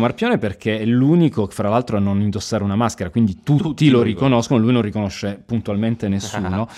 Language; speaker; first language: Italian; native; Italian